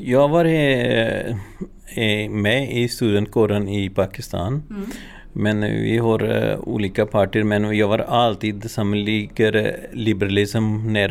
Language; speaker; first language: Swedish; non-native, learner; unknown